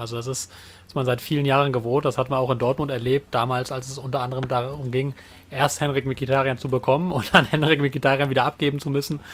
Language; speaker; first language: German; native; German